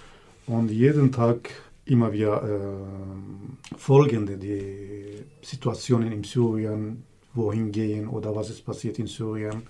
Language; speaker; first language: German; non-native, learner; Kurdish